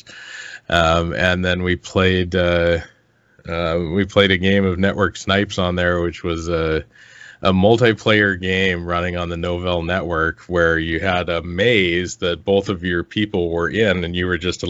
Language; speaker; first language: English; native; English